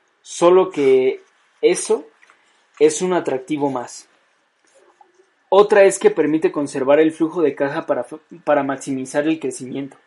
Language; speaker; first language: Spanish; native; Spanish